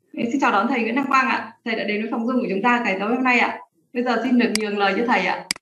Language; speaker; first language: Vietnamese; native; Vietnamese